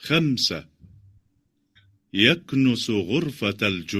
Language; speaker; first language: Arabic; non-native, learner; Indonesian